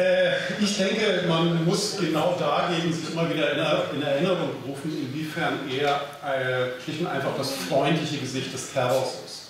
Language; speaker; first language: German; native; German